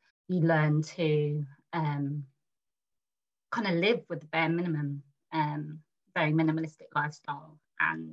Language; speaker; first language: English; native; English